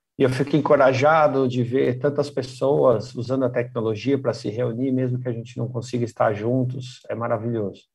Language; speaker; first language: Portuguese; native; Portuguese